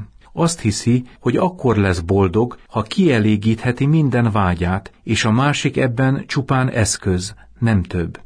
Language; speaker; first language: Hungarian; native; Hungarian